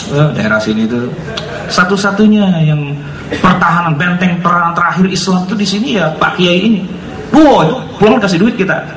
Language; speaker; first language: Indonesian; native; Indonesian